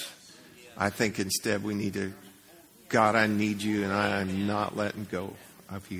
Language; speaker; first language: English; native; English